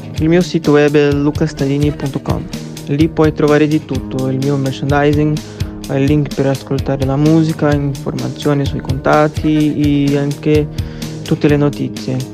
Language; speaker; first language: Italian; non-native, fluent; Portuguese